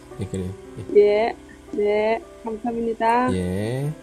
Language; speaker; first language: Korean; non-native, learner; Chinese